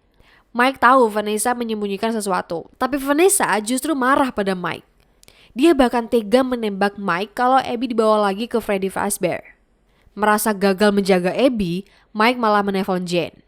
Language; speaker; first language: Indonesian; native; Indonesian